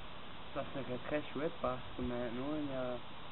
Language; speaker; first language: French; non-native, learner; Dutch